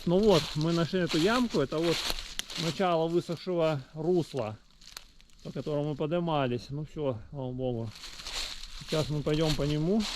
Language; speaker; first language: Russian; native; Russian